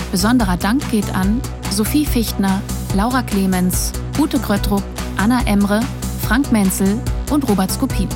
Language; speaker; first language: German; native; German